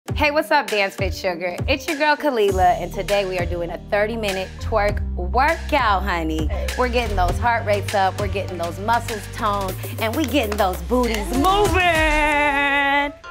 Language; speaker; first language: English; native; English